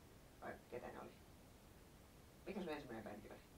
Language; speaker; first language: Finnish; native; Finnish